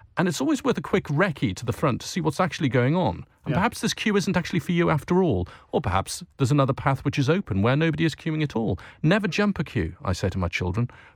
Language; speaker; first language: English; native; English